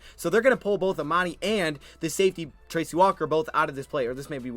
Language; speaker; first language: English; native; English